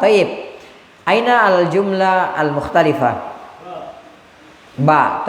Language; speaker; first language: Arabic; non-native, fluent; Indonesian